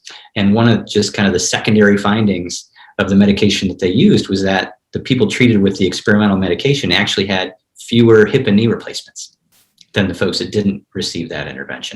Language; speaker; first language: English; native; English